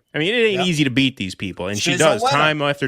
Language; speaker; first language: English; native; English